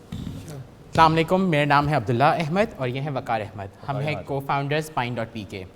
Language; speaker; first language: Urdu; native; Urdu